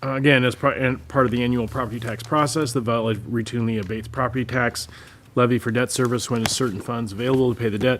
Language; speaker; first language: English; native; English